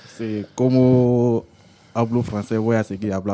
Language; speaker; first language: Spanish; non-native, learner; French